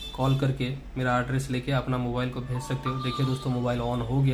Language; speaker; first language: Hindi; non-native, local second language; Odia